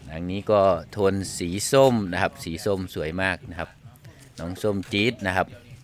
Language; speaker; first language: Thai; native; Thai